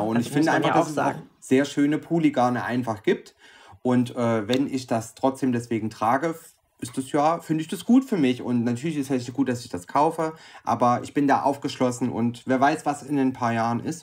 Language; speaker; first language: German; native; German